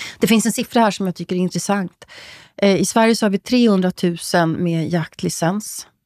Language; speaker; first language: Swedish; native; Swedish